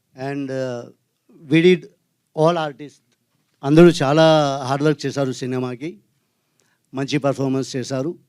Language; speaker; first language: Telugu; non-native, learner; Hindi